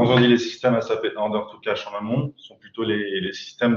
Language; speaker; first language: French; native; French